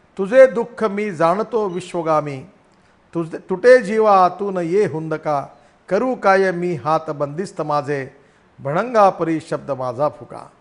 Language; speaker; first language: Marathi; native; Marathi